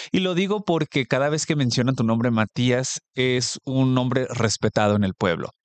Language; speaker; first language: Spanish; early bilingual, heritage; Spanish